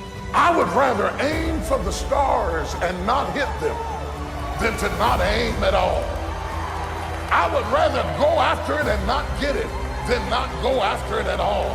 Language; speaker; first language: English; native; English